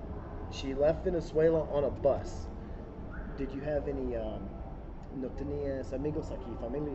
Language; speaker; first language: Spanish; non-native, fluent; English